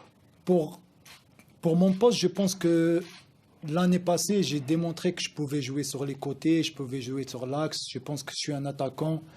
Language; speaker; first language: French; non-native, local second language; Arabic